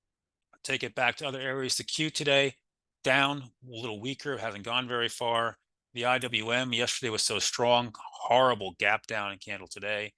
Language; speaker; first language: English; native; English